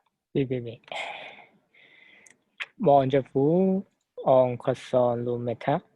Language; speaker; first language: French; non-native, learner; Cantonese